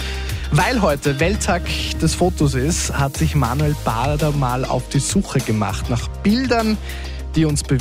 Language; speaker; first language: German; native; German